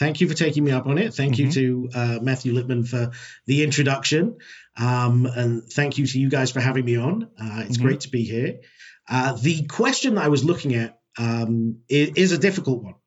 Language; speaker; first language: English; native; English